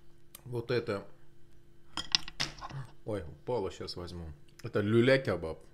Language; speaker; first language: Russian; non-native, local second language; Azerbaijani